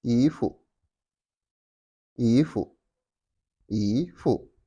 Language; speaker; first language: Chinese; non-native, fluent; Wolof